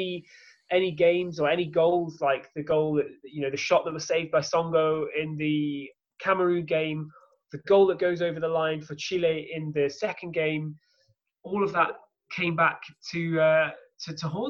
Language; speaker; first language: English; native; English